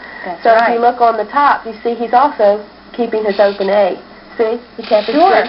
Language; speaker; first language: English; native; English